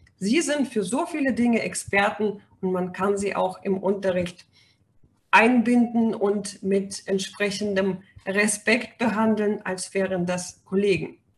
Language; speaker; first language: German; non-native, fluent; Russian